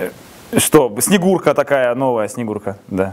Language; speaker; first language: Russian; native; Russian